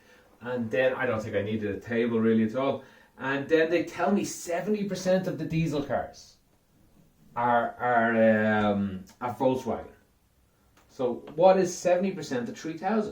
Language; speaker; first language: English; native; English